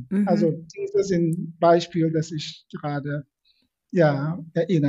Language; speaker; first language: German; non-native, fluent; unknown